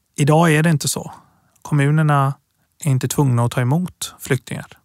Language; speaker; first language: Swedish; early bilingual, other home language; Persian